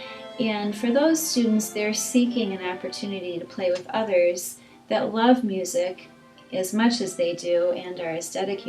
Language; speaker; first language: English; native; English